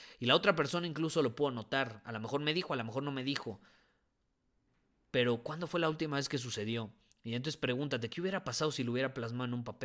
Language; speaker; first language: Spanish; native; Spanish